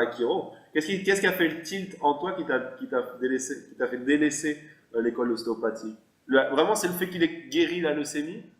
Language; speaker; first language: French; native; French